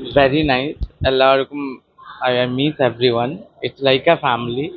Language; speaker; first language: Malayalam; non-native, local second language; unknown